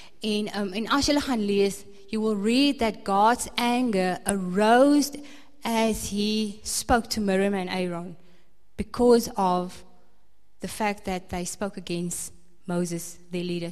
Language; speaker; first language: English; non-native, local second language; Afrikaans